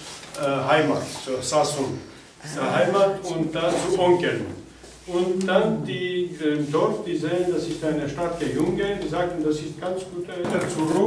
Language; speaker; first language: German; non-native, learner; Armenian